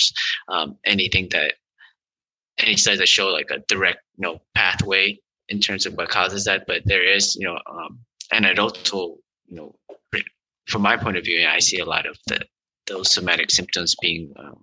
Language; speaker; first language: English; early bilingual, other home language; Vietnamese